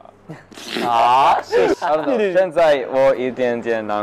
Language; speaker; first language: Chinese; non-native, learner; Japanese